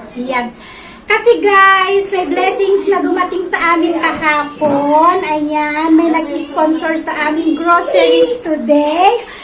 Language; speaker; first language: Filipino; non-native, local second language; Iloko